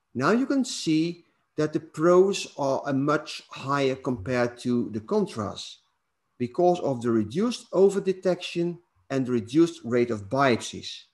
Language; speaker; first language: English; non-native, fluent; Dutch